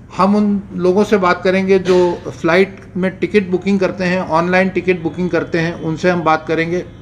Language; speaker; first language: Hindi; native; Hindi